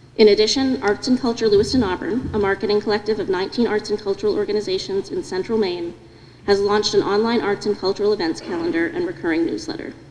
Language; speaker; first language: English; native; English